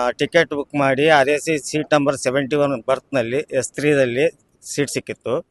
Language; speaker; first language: Kannada; native; Kannada